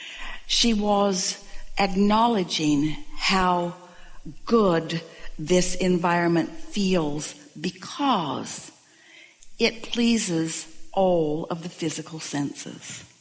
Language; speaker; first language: English; native; English